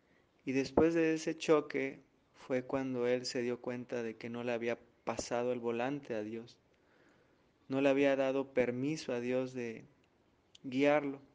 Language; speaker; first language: Spanish; native; Spanish